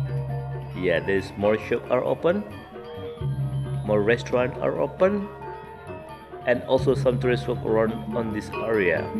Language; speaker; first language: English; non-native, learner; Indonesian